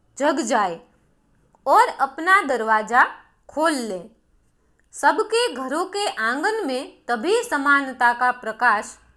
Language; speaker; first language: Hindi; non-native, local second language; Gujarati